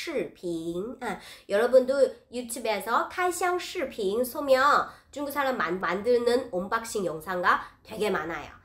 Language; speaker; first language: Korean; non-native, fluent; Chinese